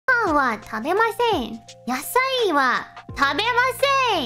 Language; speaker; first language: Japanese; non-native, learner; English